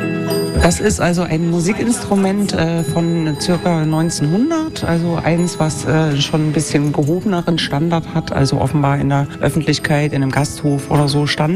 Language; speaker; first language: German; native; German